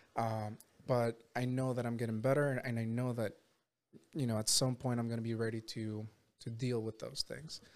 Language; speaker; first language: English; non-native, fluent; Spanish